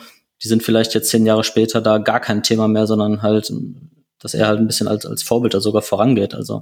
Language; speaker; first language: German; native; German